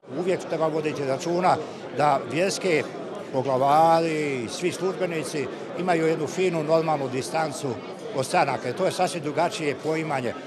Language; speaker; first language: Bosnian; native; Bosnian